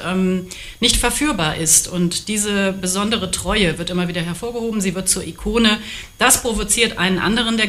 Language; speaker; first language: German; native; German